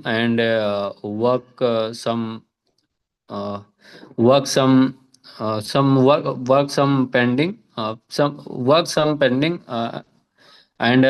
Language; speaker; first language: English; non-native, learner; Hindi